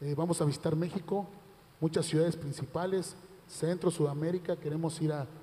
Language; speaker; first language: Spanish; native; Spanish